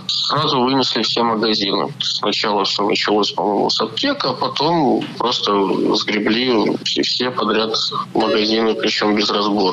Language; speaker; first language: Russian; native; Russian